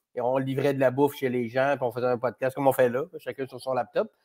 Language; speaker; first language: French; native; French